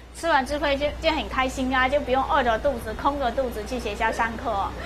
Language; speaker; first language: Chinese; native; Chinese